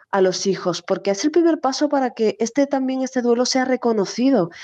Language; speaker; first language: Spanish; native; Spanish